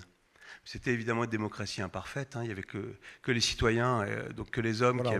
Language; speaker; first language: French; native; French